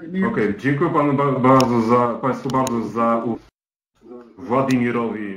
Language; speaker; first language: Polish; native; Polish